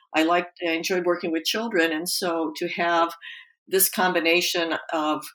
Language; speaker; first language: English; native; English